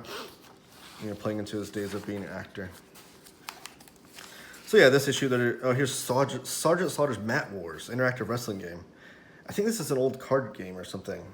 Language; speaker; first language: English; native; English